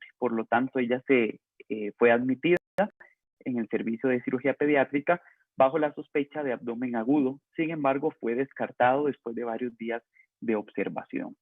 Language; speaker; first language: Spanish; native; Spanish